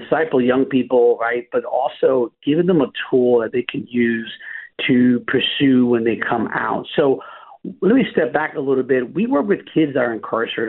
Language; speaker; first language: English; native; English